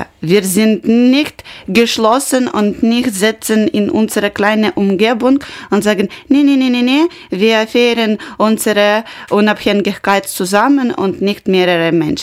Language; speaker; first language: German; non-native, learner; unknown